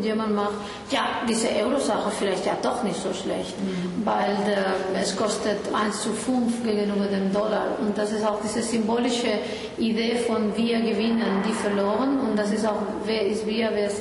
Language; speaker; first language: German; non-native, fluent; Spanish